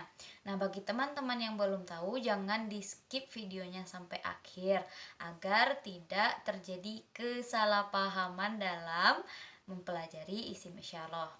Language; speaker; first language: Indonesian; native; Indonesian